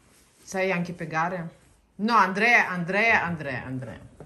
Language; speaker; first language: Italian; non-native, fluent; Lithuanian